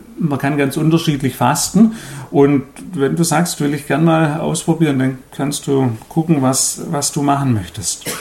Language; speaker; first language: German; native; German